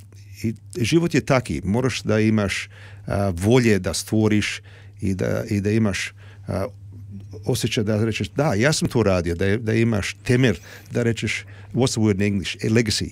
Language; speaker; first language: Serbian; early bilingual, heritage; Serbian